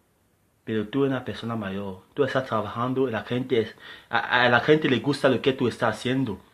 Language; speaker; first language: Spanish; non-native, learner; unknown